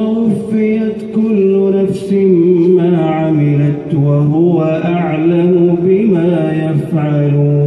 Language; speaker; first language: Arabic; native; Arabic